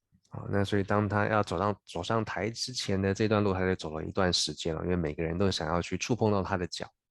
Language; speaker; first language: Chinese; native; Chinese